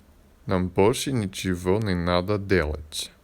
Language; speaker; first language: Russian; non-native, learner; English